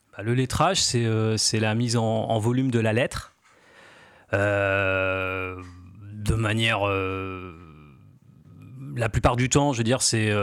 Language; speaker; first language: French; native; French